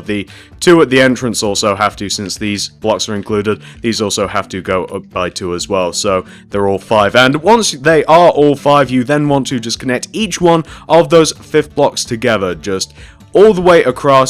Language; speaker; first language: English; native; English